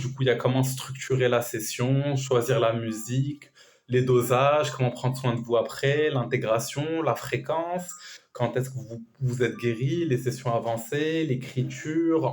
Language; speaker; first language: French; native; French